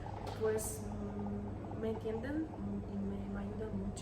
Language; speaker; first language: Spanish; non-native, learner; Ukrainian